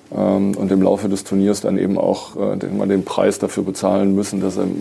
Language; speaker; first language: German; native; German